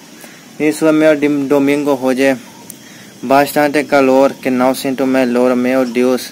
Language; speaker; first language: Portuguese; non-native, learner; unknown